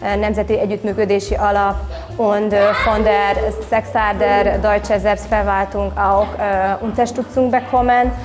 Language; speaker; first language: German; non-native, local second language; Hungarian